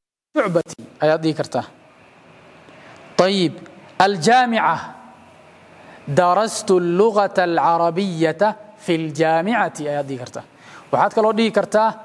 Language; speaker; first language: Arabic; non-native, local second language; Somali